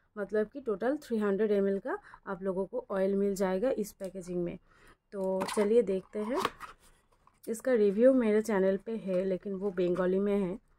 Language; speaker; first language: Hindi; non-native, local second language; Bangla